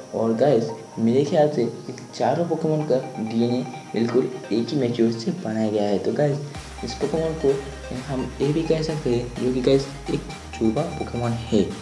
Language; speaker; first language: Hindi; non-native, local second language; Bangla